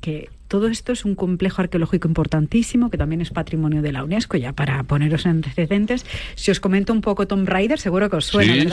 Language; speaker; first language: Spanish; native; Spanish